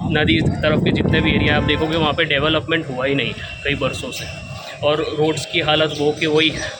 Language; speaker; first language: Hindi; non-native, local second language; Gujarati